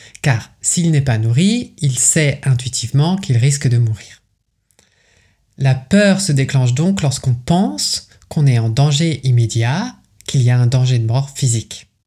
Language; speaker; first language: French; native; French